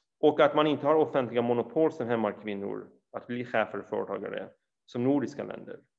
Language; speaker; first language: Swedish; early bilingual, other home language; Persian